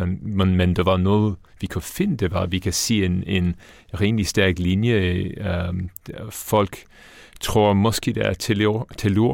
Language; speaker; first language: Danish; non-native, fluent; English